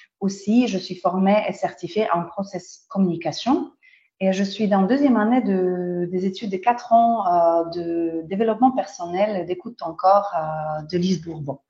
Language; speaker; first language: French; non-native, fluent; Polish